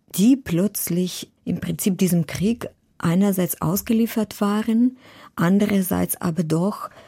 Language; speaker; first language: German; non-native, fluent; Ukrainian